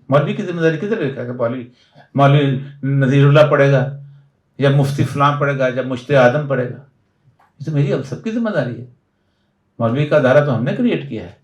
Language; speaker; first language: Urdu; non-native, local second language; Punjabi